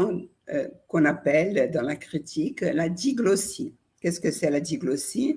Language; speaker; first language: French; non-native, fluent; Portuguese